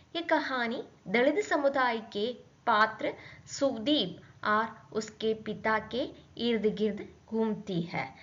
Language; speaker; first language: Hindi; non-native, local second language; Malayalam